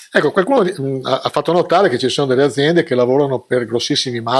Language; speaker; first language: Italian; native; Italian